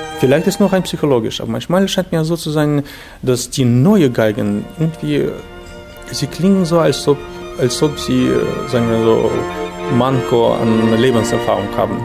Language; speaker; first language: German; non-native, fluent; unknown